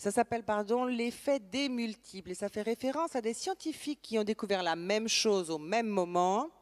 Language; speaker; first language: French; native; French